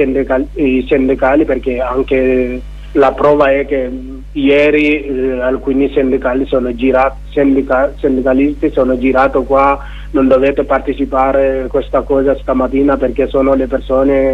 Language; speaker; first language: Italian; non-native, learner; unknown